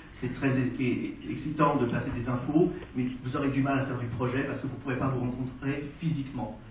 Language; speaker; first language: French; native; French